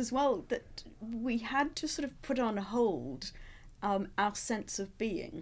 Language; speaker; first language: English; native; English